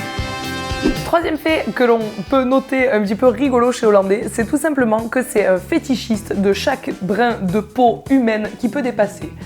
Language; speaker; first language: French; native; French